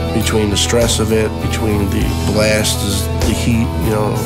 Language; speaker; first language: English; native; English